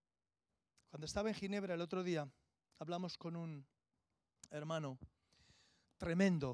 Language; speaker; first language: Spanish; native; Spanish